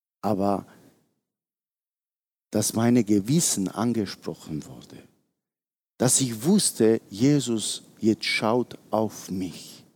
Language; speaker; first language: German; non-native, fluent; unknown